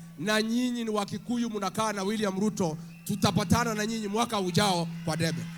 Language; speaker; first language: Swahili; non-native, local second language; Kikuyu